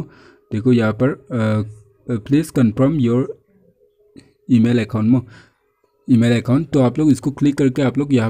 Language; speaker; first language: Hindi; non-native, local second language; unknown